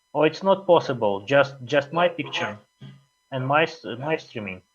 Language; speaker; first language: English; non-native, fluent; Russian